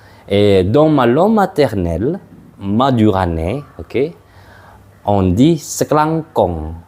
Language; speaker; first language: French; non-native, fluent; Madurese